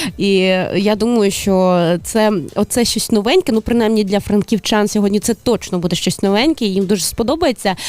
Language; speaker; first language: Ukrainian; native; Ukrainian